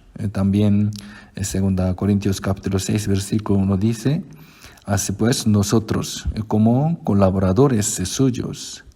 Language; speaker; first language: Spanish; non-native, fluent; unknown